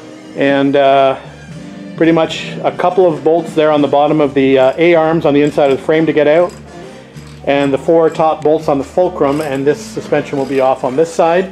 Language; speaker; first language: English; native; English